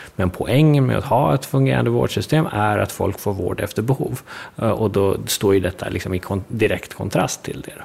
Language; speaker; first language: Swedish; early bilingual, other home language; Persian